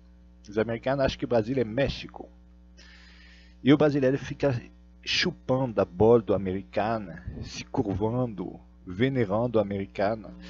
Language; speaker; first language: Portuguese; non-native, fluent; Russian